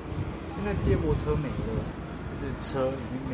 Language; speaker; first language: Chinese; native; Chinese